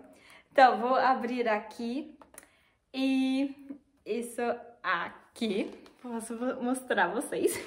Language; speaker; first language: Portuguese; non-native, fluent; German